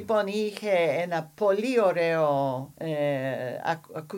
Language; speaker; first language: Greek; non-native, fluent; English